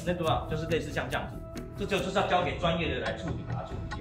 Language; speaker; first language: Chinese; native; Chinese